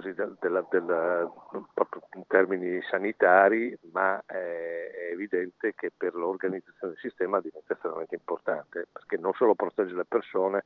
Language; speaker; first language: Italian; native; Italian